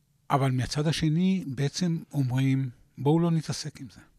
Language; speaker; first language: Hebrew; native; Hebrew